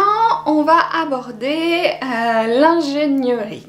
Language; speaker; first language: French; native; French